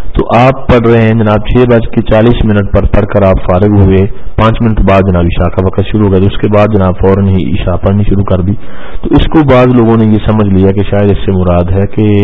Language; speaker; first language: Urdu; non-native, local second language; Punjabi